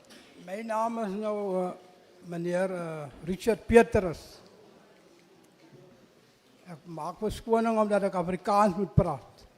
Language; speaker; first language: Afrikaans; non-native, local second language; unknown